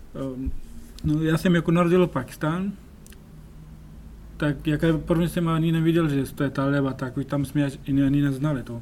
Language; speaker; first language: Czech; non-native, learner; Pashto